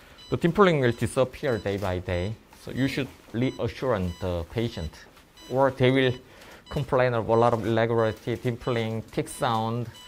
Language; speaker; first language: English; non-native, fluent; Korean